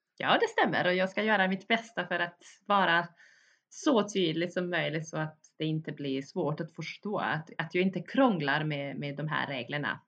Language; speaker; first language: Swedish; early bilingual, other home language; Bosnian